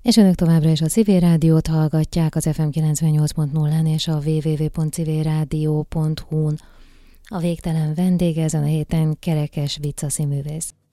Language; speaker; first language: Hungarian; native; Hungarian